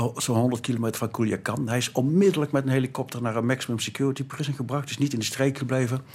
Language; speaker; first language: Dutch; native; Dutch